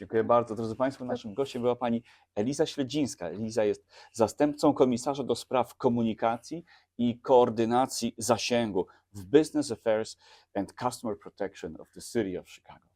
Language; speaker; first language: Polish; native; Polish